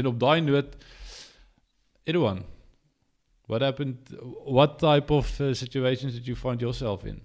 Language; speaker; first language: English; non-native, local second language; Afrikaans